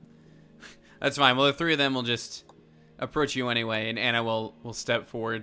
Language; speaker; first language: English; native; English